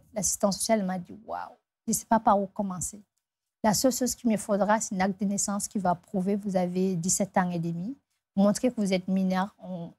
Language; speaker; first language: French; non-native, local second language; Fula